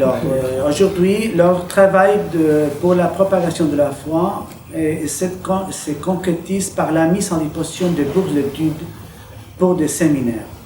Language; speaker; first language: French; non-native, fluent; Spanish